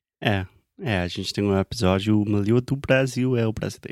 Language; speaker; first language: Portuguese; non-native, fluent; English